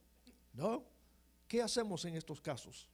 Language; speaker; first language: Spanish; non-native, fluent; English